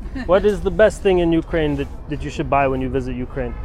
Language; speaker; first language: English; native; English